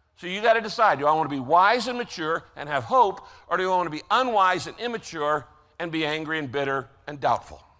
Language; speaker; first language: English; native; English